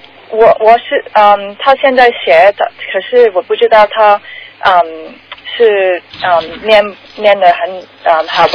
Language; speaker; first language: Chinese; early bilingual, heritage; Chinese